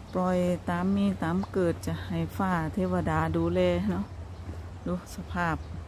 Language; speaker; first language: Thai; native; Thai